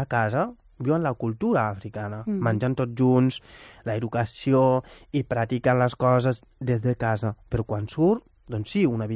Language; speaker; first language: Catalan; non-native, fluent; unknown